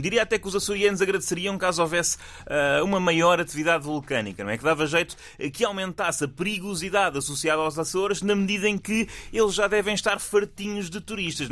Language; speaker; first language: Portuguese; native; Portuguese